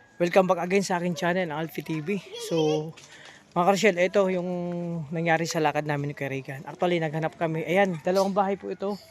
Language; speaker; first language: Filipino; non-native, local second language; Bikol